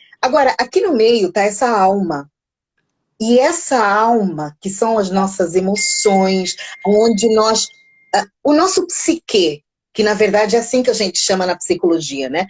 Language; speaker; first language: Portuguese; native; Portuguese